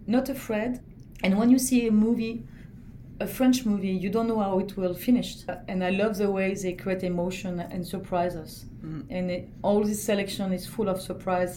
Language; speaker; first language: English; non-native, fluent; French